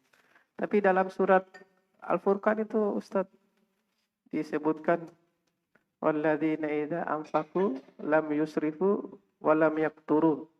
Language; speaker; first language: Indonesian; native; Indonesian